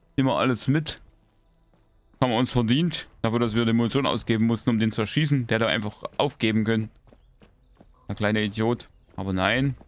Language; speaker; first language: German; native; German